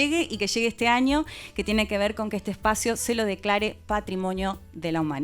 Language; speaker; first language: Spanish; native; Spanish